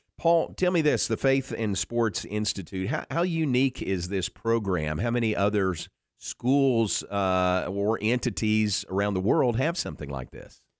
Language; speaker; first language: English; native; English